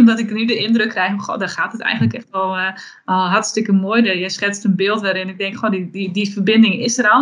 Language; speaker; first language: Dutch; native; Dutch